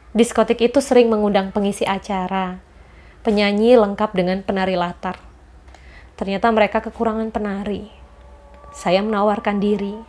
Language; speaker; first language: Indonesian; native; Indonesian